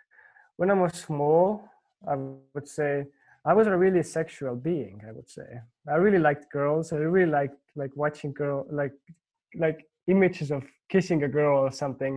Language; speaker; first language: English; non-native, fluent; Estonian